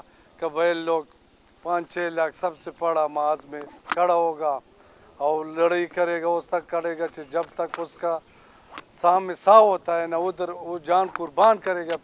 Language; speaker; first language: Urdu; non-native, local second language; Pashto